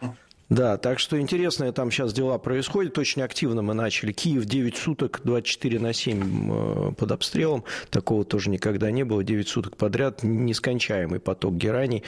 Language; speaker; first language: Russian; native; Russian